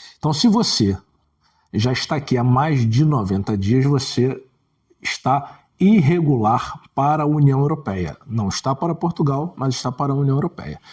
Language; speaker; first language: Portuguese; native; Portuguese